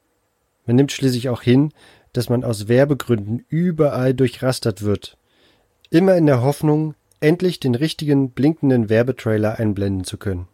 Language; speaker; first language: German; native; German